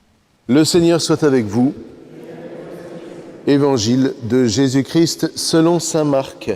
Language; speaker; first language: French; native; French